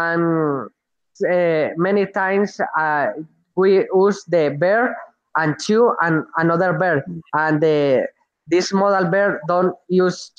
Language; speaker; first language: English; non-native, learner; Spanish